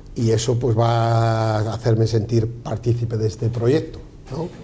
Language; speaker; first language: Spanish; native; Spanish